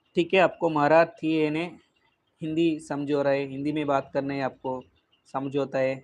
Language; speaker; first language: Hindi; non-native, local second language; Telugu